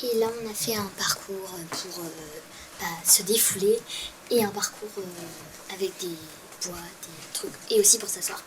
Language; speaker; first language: French; native; French